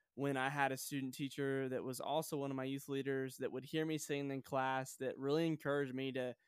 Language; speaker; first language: English; native; English